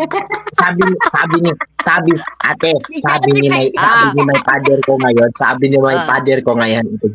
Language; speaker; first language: Filipino; non-native, learner; Indonesian